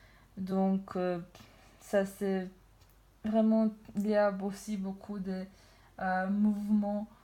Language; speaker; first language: French; non-native, learner; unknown